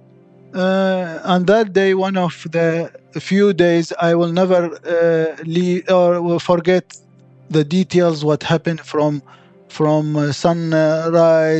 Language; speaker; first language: English; non-native, fluent; Arabic